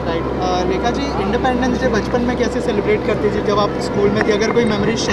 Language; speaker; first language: Hindi; native; Hindi